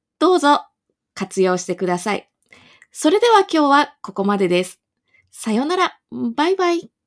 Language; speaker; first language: Japanese; native; Japanese